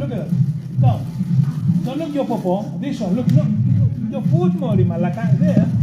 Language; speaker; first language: English; non-native, learner; Indonesian